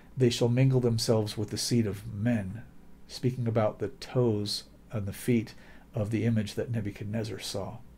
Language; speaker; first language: English; native; English